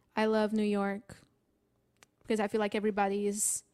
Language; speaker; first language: English; non-native, fluent; Portuguese